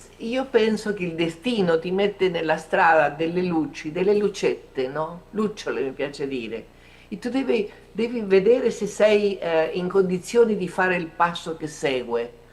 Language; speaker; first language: Italian; early bilingual, heritage; Italian